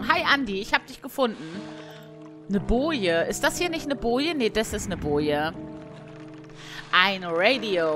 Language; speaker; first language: German; native; German